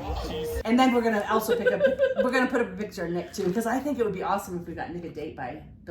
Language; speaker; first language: English; native; English